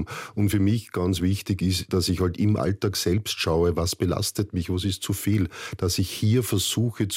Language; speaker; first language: German; native; German